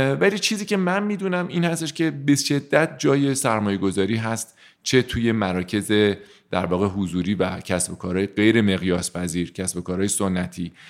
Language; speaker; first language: Persian; native; Persian